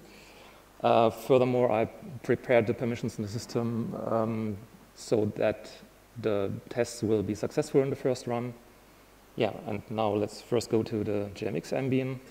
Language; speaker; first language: English; non-native, fluent; German